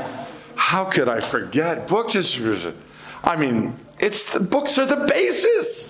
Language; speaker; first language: English; native; English